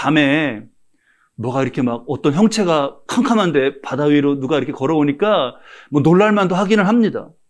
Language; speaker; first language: Korean; native; Korean